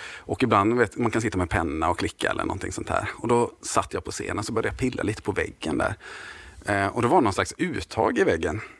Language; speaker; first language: Swedish; native; Swedish